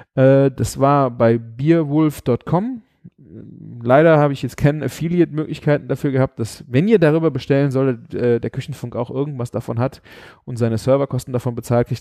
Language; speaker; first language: German; native; German